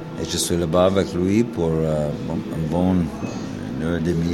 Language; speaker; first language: French; non-native, learner; English